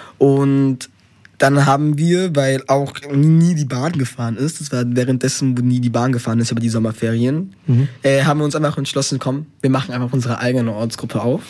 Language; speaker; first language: German; early bilingual, other home language; Spanish